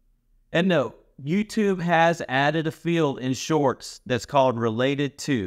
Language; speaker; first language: English; native; English